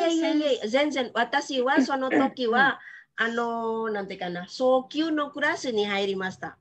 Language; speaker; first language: Japanese; non-native, fluent; Indonesian